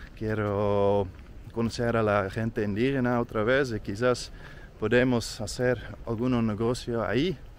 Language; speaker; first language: Spanish; non-native, learner; Dutch